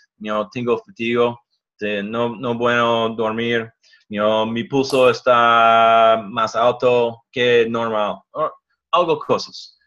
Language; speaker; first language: Spanish; non-native, learner; English